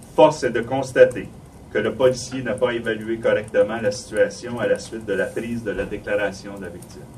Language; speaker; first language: French; native; French